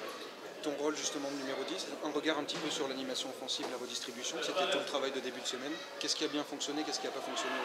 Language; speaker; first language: French; native; French